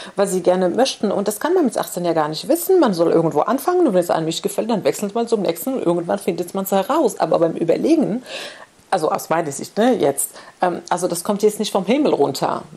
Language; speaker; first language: German; non-native, fluent; Arabic